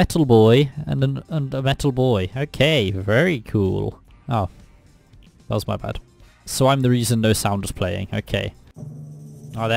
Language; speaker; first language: English; native; English